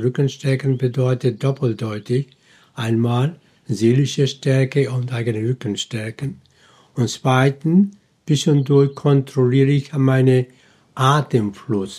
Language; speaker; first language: German; non-native, fluent; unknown